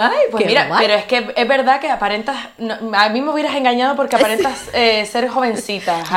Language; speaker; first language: Spanish; native; Spanish